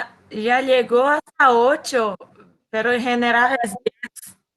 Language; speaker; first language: Spanish; non-native, learner; Portuguese